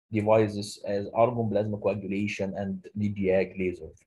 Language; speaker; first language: English; non-native, local second language; Arabic